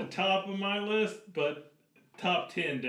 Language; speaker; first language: English; native; English